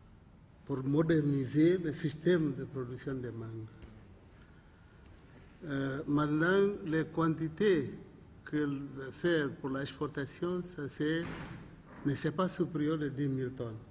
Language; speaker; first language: French; non-native, learner; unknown